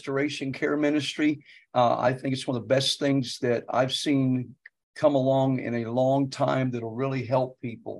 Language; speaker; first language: English; native; English